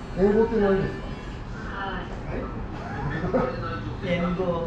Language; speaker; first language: Japanese; non-native, learner; Nepali